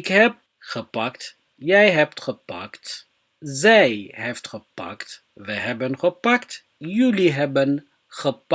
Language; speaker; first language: Dutch; non-native, fluent; Somali